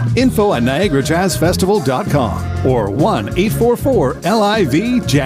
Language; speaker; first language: English; native; English